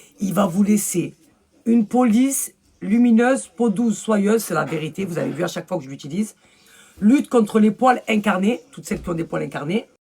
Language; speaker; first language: French; early bilingual, other home language; Arabic